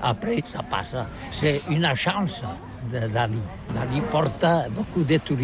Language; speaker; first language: French; non-native, learner; Catalan